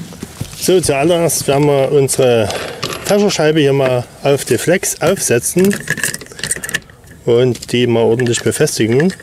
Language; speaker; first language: German; native; German